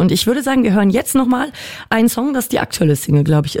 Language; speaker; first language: German; native; German